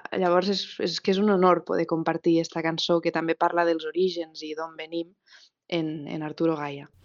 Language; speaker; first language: Catalan; native; Catalan